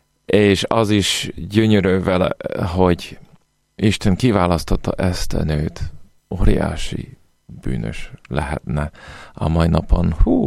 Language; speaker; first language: Hungarian; non-native, fluent; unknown